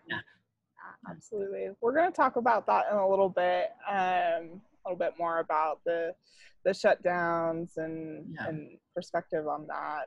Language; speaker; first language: English; native; English